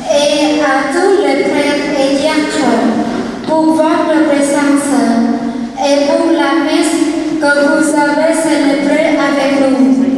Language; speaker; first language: French; non-native, fluent; Vietnamese